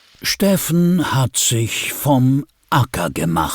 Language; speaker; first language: German; native; German